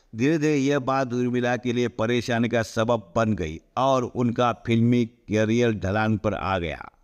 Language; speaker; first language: Hindi; non-native, local second language; Marathi